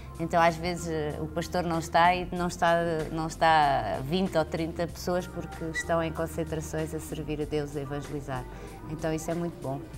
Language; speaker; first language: Portuguese; native; Portuguese